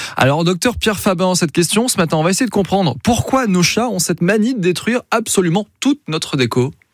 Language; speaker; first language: French; native; French